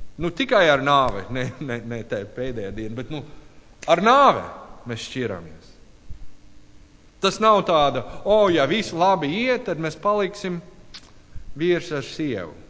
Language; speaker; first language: Latvian; non-native, learner; English